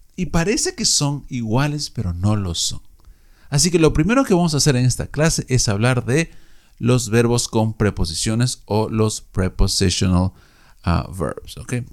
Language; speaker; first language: Spanish; native; Spanish